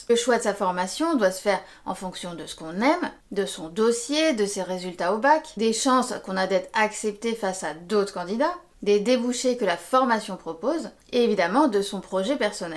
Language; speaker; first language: French; native; French